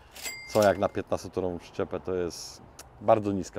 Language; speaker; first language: Polish; native; Polish